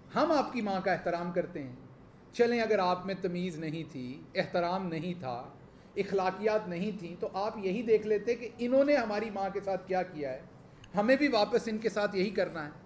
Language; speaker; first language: Urdu; non-native, local second language; Punjabi